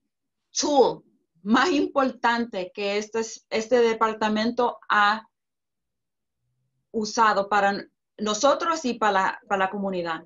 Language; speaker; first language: Spanish; early bilingual, heritage; Spanish